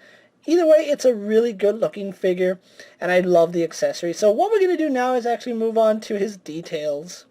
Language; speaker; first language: English; native; English